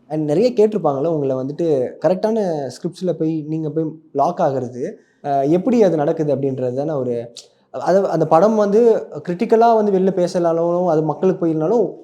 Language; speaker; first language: Tamil; native; Tamil